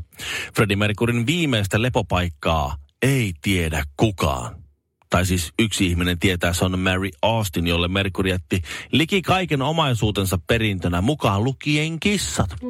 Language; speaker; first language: Finnish; native; Finnish